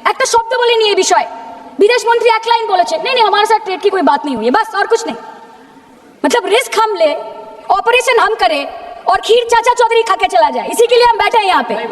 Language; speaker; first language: Hindi; non-native, local second language; Bangla